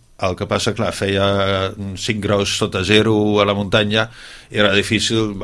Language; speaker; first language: Catalan; non-native, fluent; Dutch